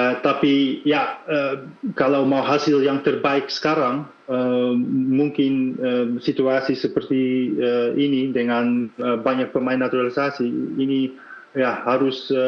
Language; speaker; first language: Indonesian; non-native, fluent; Dutch